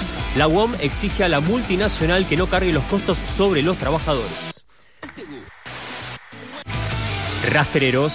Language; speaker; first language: Spanish; native; Spanish